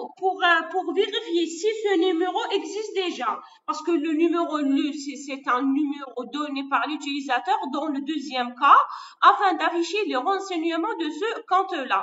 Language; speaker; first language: French; non-native, local second language; Arabic